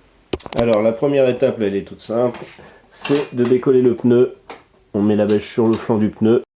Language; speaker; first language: French; native; French